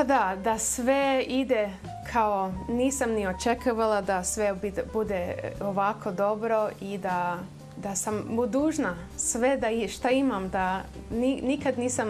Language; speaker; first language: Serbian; early bilingual, heritage; Serbian